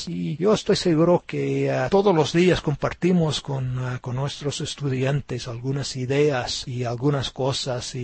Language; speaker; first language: Spanish; non-native, fluent; English